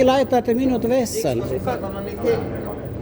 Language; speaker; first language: Finnish; non-native, learner; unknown